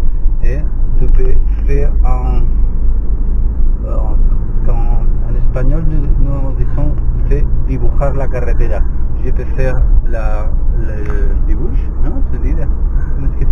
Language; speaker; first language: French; non-native, learner; Spanish